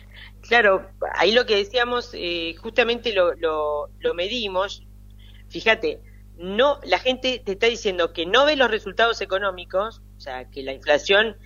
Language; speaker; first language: Spanish; native; Spanish